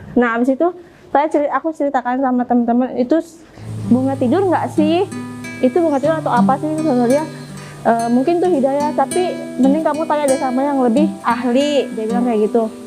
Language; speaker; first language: Indonesian; native; Indonesian